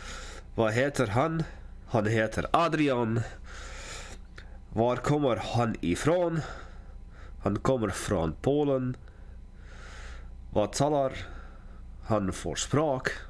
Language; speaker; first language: Swedish; non-native, learner; English